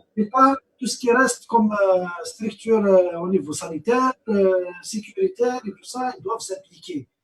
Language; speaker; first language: French; non-native, local second language; Arabic